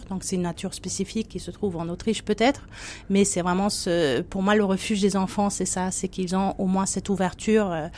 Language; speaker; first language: French; non-native, fluent; German